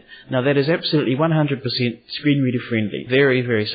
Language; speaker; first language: English; native; English